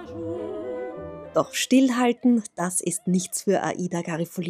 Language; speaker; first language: German; native; German